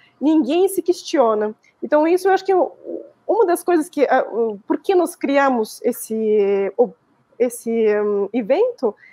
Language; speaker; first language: Portuguese; non-native, fluent; Russian